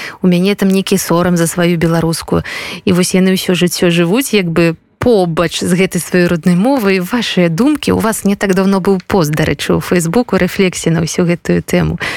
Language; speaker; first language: Belarusian; native; Belarusian